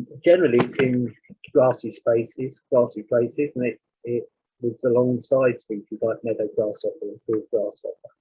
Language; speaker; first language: English; native; English